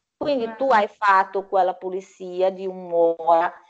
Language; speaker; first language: Italian; non-native, fluent; Portuguese